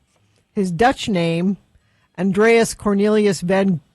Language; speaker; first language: English; native; English